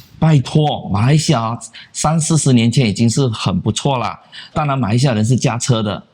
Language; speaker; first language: Chinese; native; Chinese